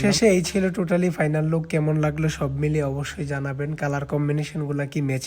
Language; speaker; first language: Bangla; native; Bangla